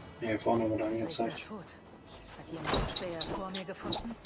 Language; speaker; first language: German; native; German